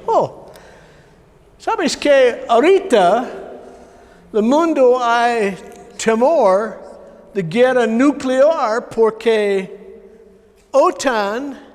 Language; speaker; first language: Spanish; non-native, learner; English